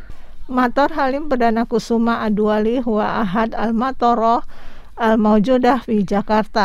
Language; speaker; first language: Arabic; non-native, fluent; Indonesian